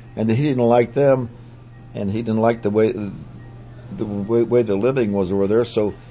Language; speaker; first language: English; native; English